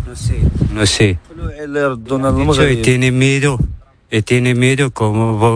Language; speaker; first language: Spanish; non-native, learner; Arabic